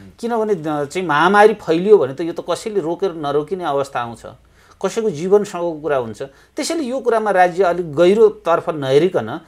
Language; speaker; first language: Nepali; native; Nepali